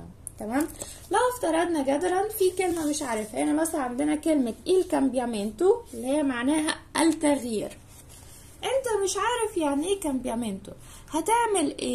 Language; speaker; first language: Arabic; native; Arabic